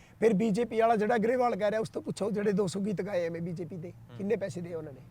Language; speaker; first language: Punjabi; non-native, local second language; Hindi